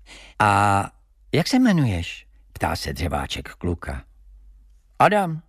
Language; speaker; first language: Czech; native; Czech